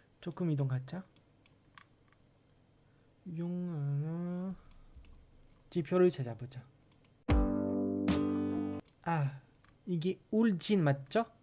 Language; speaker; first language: Korean; non-native, learner; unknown